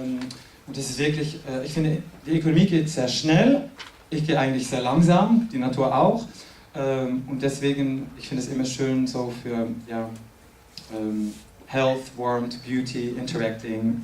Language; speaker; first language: German; non-native, fluent; French